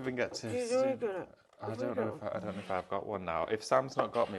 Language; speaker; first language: English; native; English